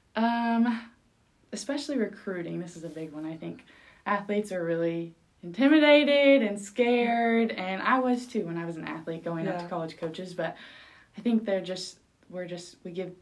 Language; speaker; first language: English; early bilingual, other home language; Spanish